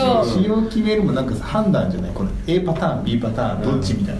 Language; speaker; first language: Japanese; native; Japanese